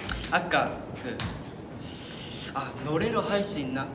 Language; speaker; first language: Korean; non-native, fluent; Japanese